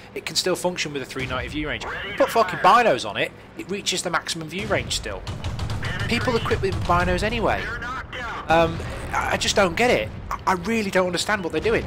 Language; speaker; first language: English; native; English